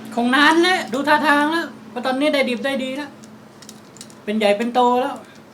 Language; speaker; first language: Thai; non-native, local second language; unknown